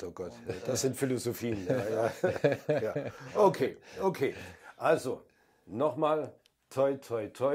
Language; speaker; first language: German; native; German